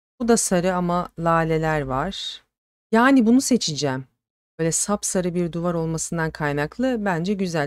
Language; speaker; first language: Turkish; native; Turkish